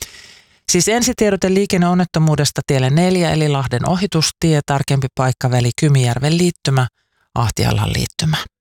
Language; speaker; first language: Finnish; native; Finnish